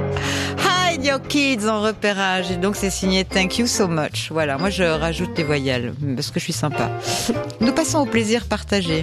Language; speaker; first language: French; native; French